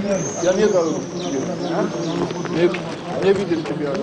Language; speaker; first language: Russian; non-native, learner; French